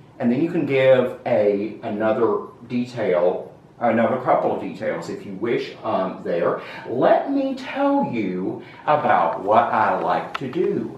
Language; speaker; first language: English; native; English